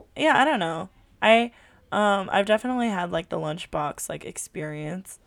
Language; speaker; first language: English; early bilingual, other home language; Filipino